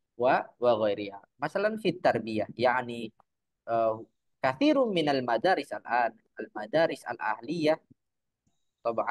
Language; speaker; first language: Arabic; non-native, fluent; Indonesian